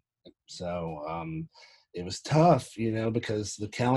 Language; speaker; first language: English; native; English